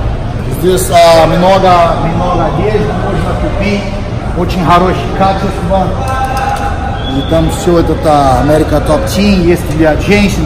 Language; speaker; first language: Russian; non-native, learner; Portuguese